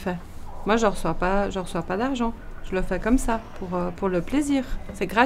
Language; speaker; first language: French; native; French